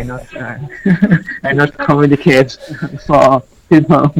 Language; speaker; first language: English; non-native, learner; Thai